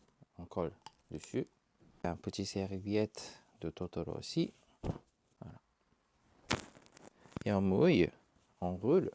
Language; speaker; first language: French; non-native, learner; Japanese